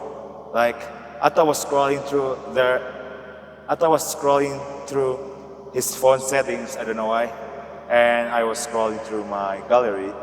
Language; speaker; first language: English; non-native, learner; Indonesian